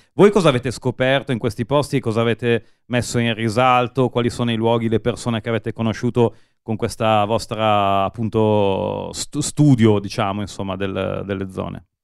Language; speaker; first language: Italian; native; Italian